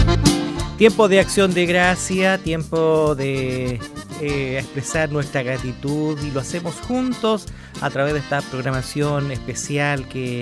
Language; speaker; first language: Spanish; native; Spanish